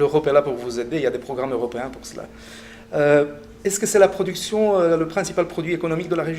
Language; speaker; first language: French; non-native, fluent; Romanian